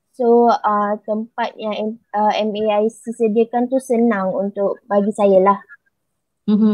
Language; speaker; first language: Malay; native; Malay